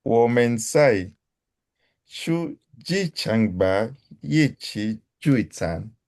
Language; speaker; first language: Chinese; non-native, learner; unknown